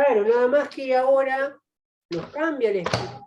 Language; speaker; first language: Spanish; native; Spanish